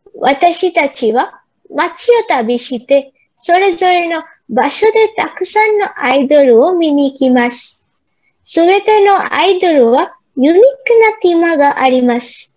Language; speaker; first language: Japanese; non-native, learner; Bangla